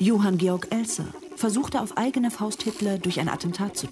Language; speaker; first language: German; native; German